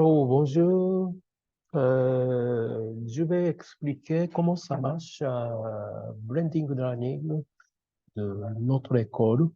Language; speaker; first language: French; non-native, fluent; Japanese